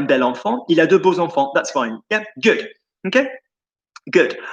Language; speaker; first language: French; non-native, fluent; English